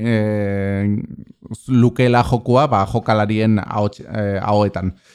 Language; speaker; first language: Basque; native; Basque